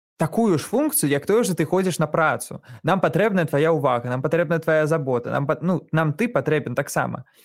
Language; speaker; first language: Belarusian; non-native, local second language; Russian